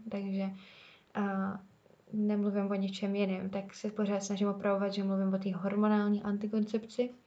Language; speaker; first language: Czech; native; Czech